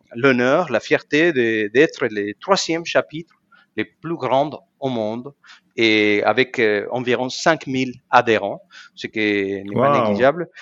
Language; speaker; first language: French; non-native, fluent; Spanish